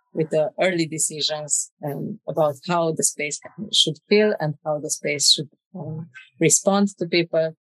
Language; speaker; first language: English; non-native, fluent; Romanian